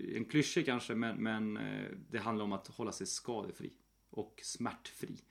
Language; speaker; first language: Swedish; early bilingual, other home language; Spanish